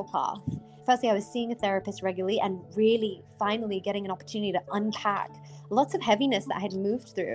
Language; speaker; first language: English; native; English